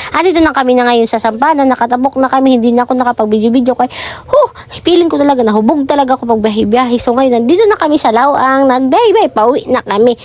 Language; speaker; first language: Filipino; non-native, local second language; Waray